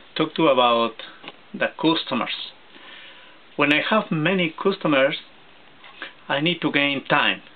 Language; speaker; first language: English; non-native, learner; Spanish